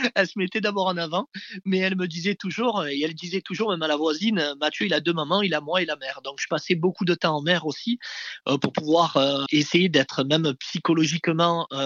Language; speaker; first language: French; native; French